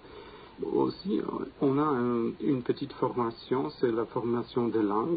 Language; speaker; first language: French; non-native, fluent; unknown